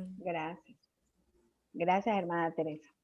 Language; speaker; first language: Spanish; native; Spanish